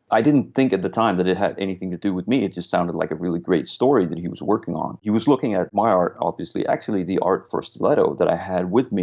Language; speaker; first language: English; non-native, fluent; Danish